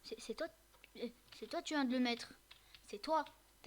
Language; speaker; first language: French; native; French